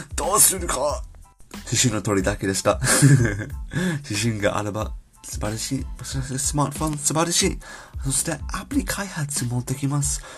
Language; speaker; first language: Japanese; non-native, learner; English